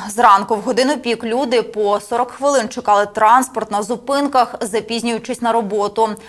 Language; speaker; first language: Ukrainian; native; Ukrainian